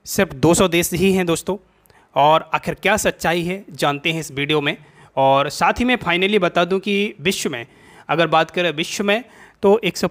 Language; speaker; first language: Hindi; native; Hindi